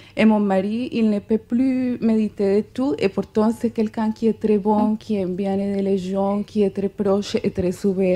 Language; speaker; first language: French; non-native, fluent; Spanish